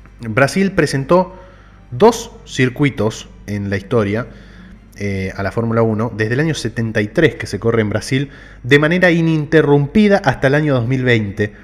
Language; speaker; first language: Spanish; native; Spanish